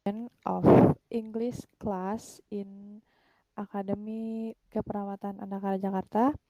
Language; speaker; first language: English; non-native, fluent; Indonesian